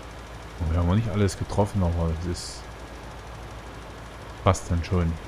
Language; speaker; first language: German; native; German